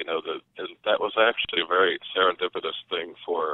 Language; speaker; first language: English; native; English